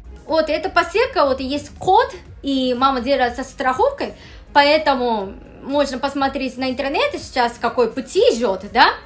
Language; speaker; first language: Russian; non-native, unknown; Japanese